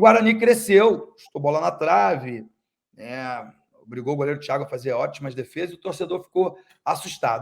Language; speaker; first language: Portuguese; native; Portuguese